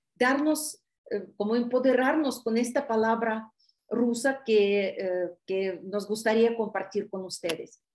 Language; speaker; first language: Spanish; non-native, fluent; Russian